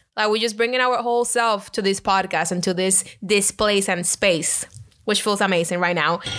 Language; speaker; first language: English; non-native, fluent; Spanish